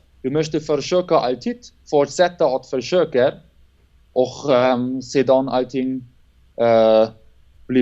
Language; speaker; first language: Swedish; non-native, learner; German